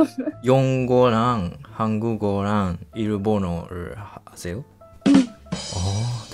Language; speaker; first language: Korean; non-native, learner; Japanese